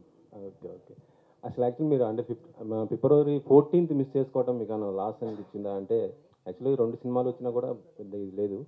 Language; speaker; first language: Telugu; native; Telugu